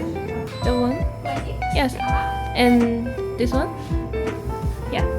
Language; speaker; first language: English; non-native, learner; Japanese